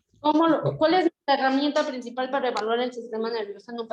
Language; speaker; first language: Spanish; native; Spanish